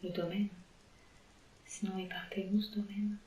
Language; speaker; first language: French; native; French